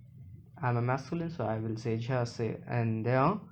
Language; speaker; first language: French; non-native, learner; Hindi